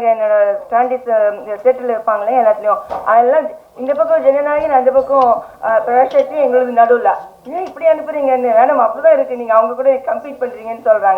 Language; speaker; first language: Tamil; non-native, learner; English